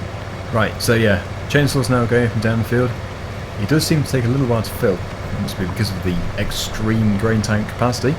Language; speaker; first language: English; native; English